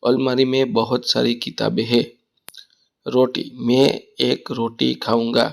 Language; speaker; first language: Hindi; non-native, local second language; Gujarati